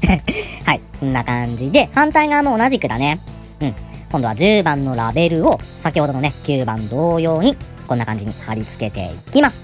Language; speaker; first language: Japanese; native; Japanese